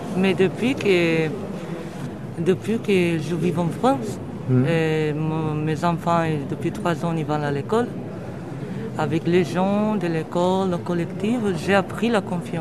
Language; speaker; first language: French; early bilingual, other home language; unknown